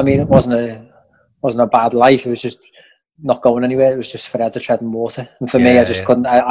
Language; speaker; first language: English; native; English